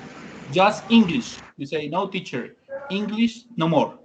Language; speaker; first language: English; non-native, learner; Spanish